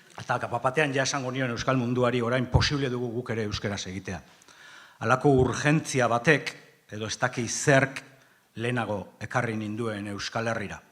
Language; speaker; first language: Basque; native; Basque